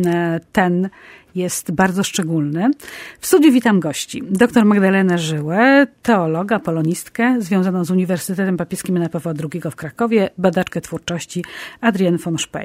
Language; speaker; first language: Polish; native; Polish